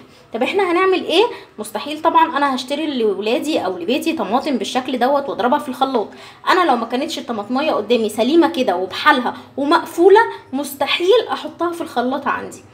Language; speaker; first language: Arabic; native; Arabic